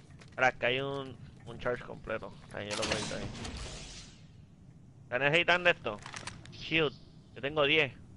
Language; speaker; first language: Spanish; early bilingual, heritage; Spanish